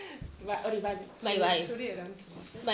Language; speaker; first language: Basque; non-native, fluent; Catalan